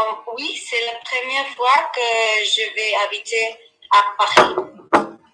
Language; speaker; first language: French; non-native, learner; English